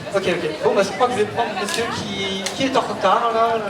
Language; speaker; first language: French; native; French